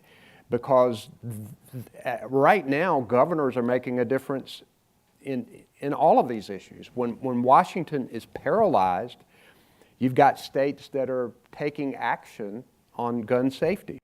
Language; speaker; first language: English; native; English